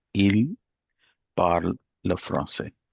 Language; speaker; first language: French; non-native, learner; Hindi